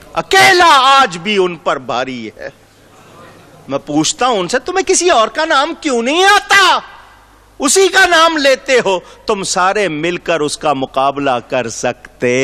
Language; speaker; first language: Urdu; non-native, local second language; Punjabi